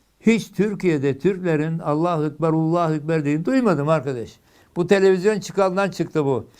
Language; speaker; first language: Turkish; native; Turkish